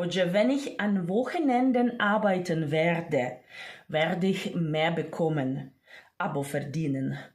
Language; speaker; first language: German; non-native, fluent; Ukrainian